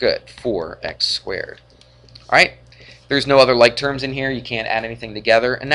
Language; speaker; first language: English; native; English